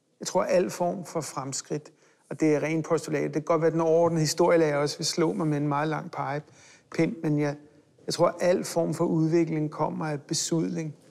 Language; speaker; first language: Danish; early bilingual, other home language; Hebrew